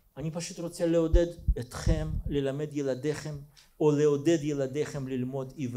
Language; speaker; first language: Hebrew; non-native, fluent; Russian